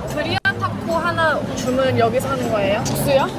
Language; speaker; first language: Korean; early bilingual, heritage; English